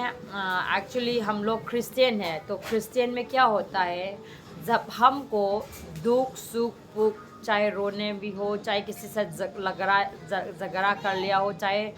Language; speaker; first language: Hindi; non-native, local second language; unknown